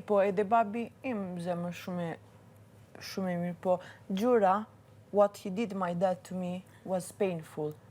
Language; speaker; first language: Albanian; early bilingual, heritage; Albanian